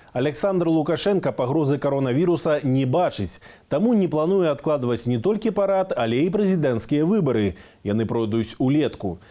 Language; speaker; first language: Belarusian; native; Belarusian